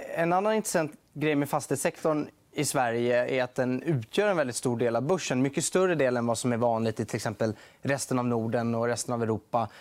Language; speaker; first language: Swedish; native; Swedish